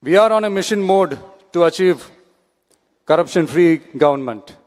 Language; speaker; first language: English; non-native, local second language; Tamil